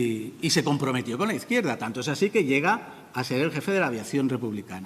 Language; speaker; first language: Spanish; native; Spanish